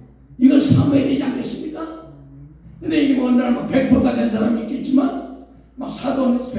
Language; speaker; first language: Korean; native; Korean